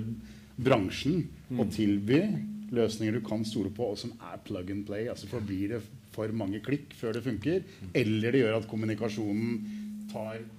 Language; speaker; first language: Norwegian; native; Norwegian